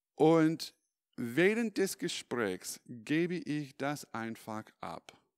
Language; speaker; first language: German; non-native, fluent; English